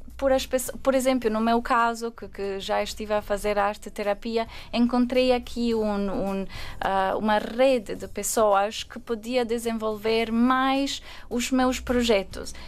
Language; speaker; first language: Portuguese; non-native, fluent; Albanian